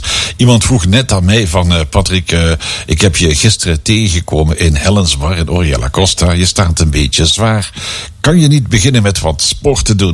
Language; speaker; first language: Dutch; native; Dutch